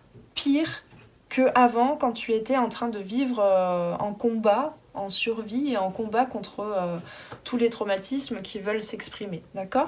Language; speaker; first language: French; native; French